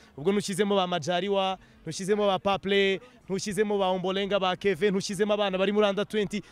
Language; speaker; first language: Kinyarwanda; native; Kinyarwanda